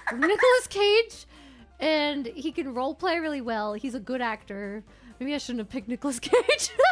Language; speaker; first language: English; native; English